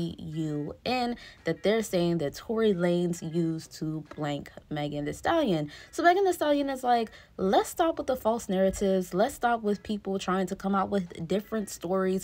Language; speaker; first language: English; native; English